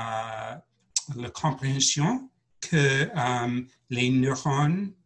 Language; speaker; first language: French; non-native, learner; English